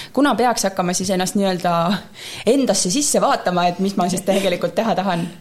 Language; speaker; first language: Estonian; native; Estonian